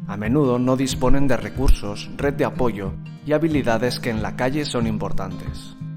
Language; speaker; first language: Spanish; native; Spanish